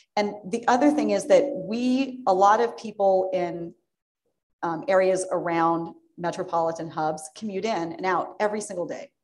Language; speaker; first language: English; native; English